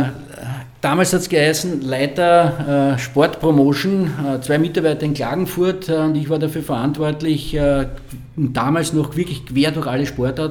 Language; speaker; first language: German; native; German